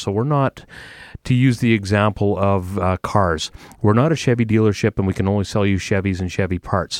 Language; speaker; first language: English; native; English